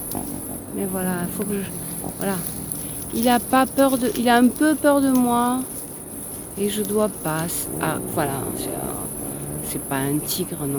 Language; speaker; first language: French; native; French